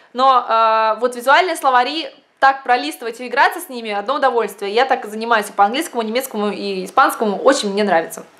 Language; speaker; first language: Russian; native; Russian